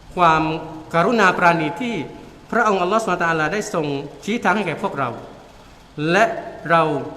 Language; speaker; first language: Thai; non-native, local second language; Malay